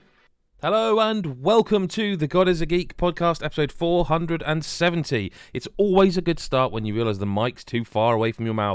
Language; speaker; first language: English; native; English